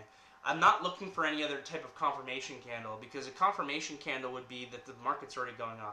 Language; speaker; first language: English; native; English